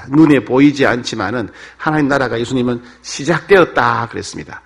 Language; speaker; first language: Korean; native; Korean